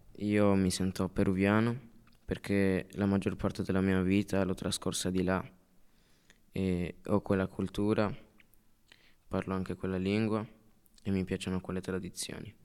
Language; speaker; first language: Italian; early bilingual, other home language; Spanish